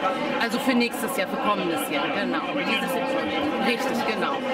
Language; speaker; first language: German; native; German